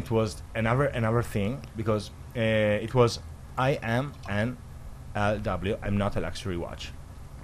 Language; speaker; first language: English; non-native, learner; Italian